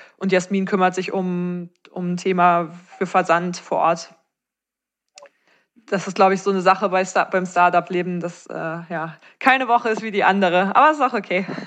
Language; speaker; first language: German; native; German